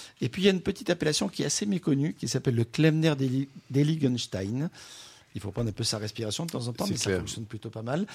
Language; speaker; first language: French; native; French